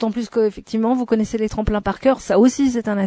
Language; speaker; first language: French; native; French